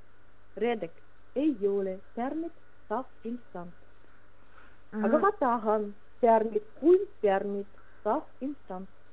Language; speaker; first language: Estonian; non-native, learner; Russian